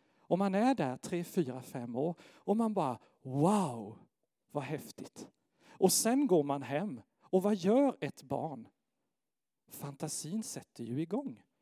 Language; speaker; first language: Swedish; non-native, fluent; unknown